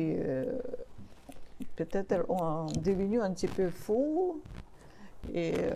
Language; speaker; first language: French; non-native, learner; Russian